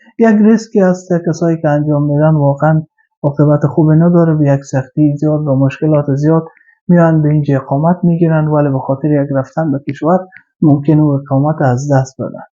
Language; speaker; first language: Persian; native; Persian